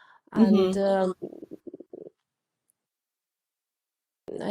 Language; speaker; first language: English; non-native, learner; Russian